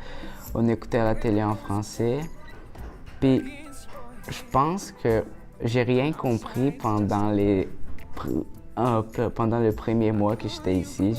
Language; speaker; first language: French; early bilingual, other home language; Portuguese